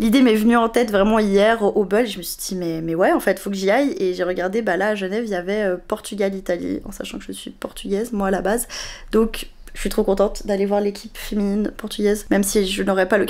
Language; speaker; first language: French; native; French